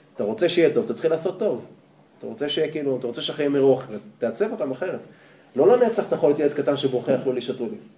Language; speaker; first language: Hebrew; native; Hebrew